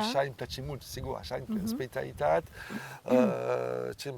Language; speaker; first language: Romanian; non-native, learner; French